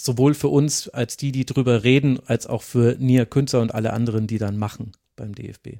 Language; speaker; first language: German; native; German